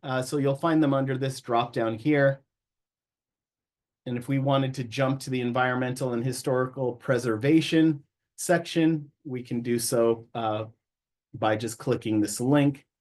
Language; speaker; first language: English; native; English